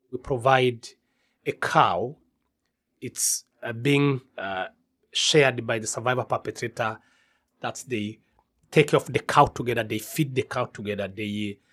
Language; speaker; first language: English; non-native, local second language; Kinyarwanda